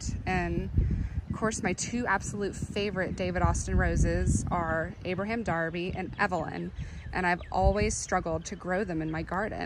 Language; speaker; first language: English; native; English